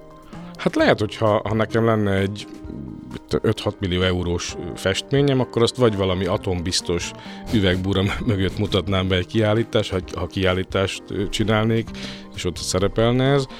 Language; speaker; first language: Hungarian; native; Hungarian